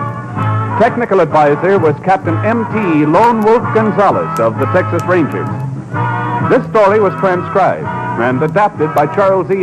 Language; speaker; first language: English; native; English